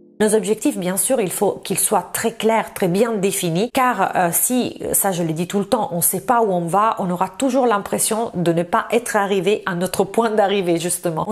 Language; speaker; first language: French; non-native, fluent; Italian